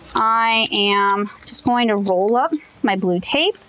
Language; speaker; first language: English; native; English